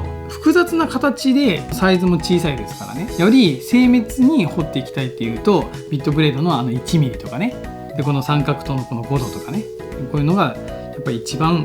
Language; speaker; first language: Japanese; native; Japanese